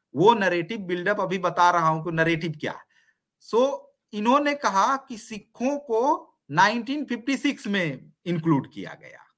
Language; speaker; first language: Hindi; native; Hindi